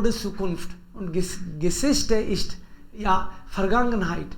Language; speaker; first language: German; non-native, fluent; Hindi